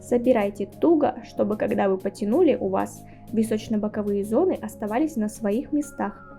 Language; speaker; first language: Russian; native; Russian